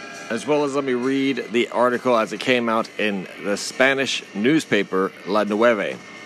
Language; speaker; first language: English; native; English